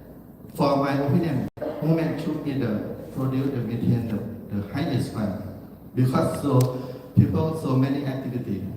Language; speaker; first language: English; non-native, learner; Thai